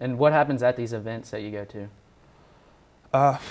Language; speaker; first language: English; native; English